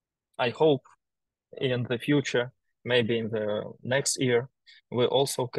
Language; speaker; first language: English; non-native, learner; Ukrainian